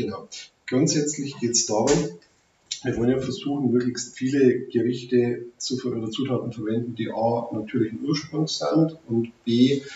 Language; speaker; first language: German; native; German